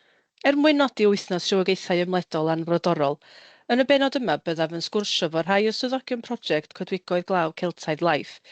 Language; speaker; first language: Welsh; native; Welsh